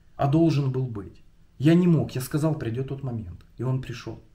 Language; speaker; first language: Russian; non-native, local second language; Ukrainian